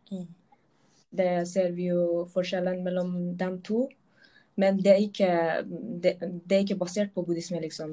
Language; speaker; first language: Norwegian; non-native, local second language; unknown